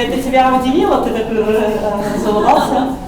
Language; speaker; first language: Russian; native; Russian